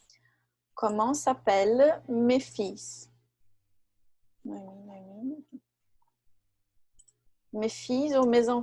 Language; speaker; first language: French; non-native, fluent; Portuguese